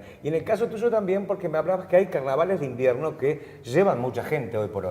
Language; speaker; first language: Spanish; native; Spanish